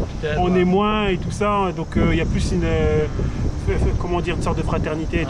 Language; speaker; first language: French; native; French